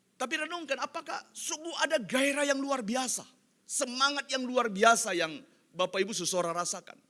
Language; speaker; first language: Indonesian; non-native, local second language; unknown